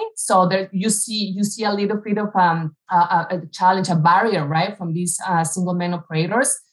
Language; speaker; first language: English; non-native, fluent; Spanish